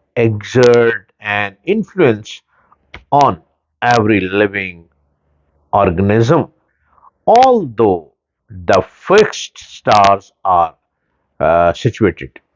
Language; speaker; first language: English; non-native, local second language; Urdu